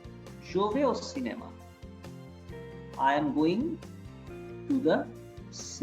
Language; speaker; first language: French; non-native, fluent; Bangla